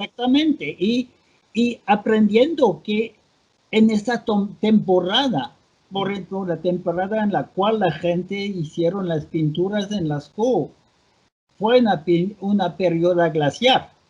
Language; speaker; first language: Spanish; non-native, fluent; French